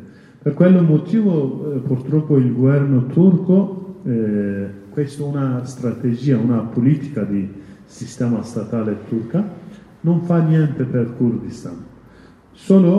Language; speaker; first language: Italian; non-native, learner; Kurdish